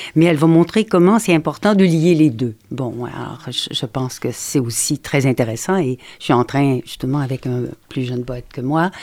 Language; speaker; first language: French; native; French